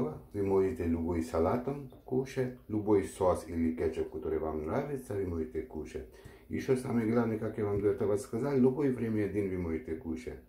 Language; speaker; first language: Russian; non-native, learner; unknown